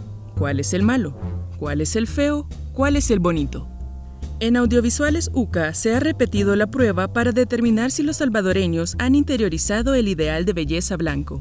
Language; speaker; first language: Spanish; native; Spanish